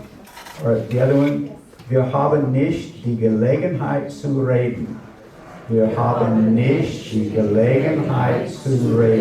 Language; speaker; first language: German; non-native, learner; English